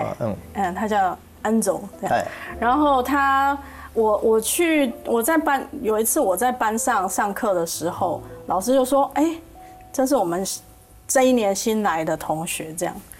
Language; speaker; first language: Chinese; native; Chinese